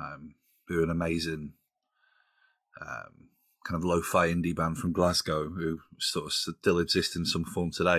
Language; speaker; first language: English; native; English